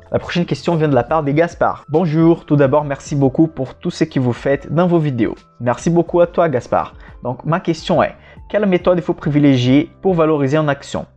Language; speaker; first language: French; non-native, fluent; Portuguese